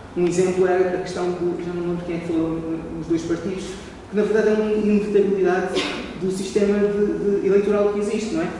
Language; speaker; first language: Portuguese; non-native, local second language; Kabuverdianu